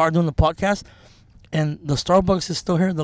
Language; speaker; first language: English; native; English